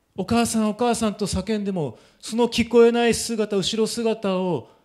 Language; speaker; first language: Japanese; native; Japanese